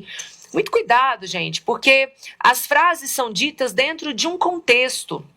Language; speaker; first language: Portuguese; native; Portuguese